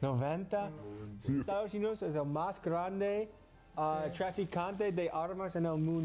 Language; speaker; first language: Spanish; non-native, learner; English